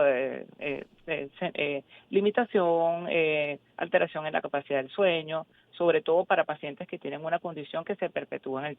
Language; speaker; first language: Spanish; native; Spanish